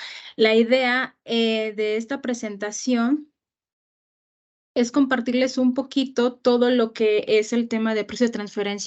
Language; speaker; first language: Spanish; native; Spanish